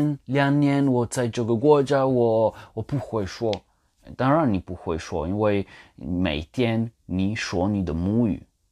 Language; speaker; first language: Chinese; non-native, learner; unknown